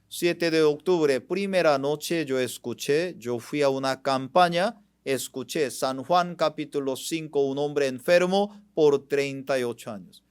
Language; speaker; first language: Spanish; non-native, fluent; Korean